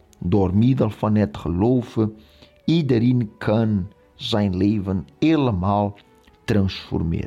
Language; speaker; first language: Dutch; non-native, fluent; Portuguese